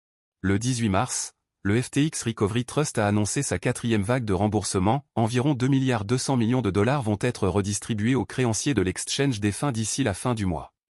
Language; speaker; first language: French; native; French